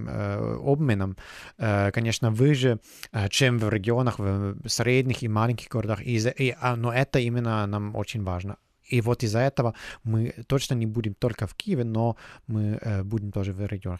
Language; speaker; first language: Russian; non-native, fluent; German